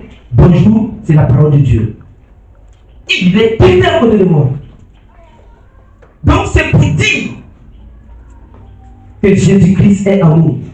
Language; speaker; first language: French; non-native, local second language; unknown